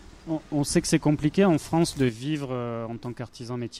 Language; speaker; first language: French; native; French